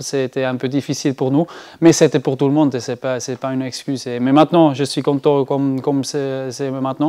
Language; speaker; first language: French; non-native, learner; German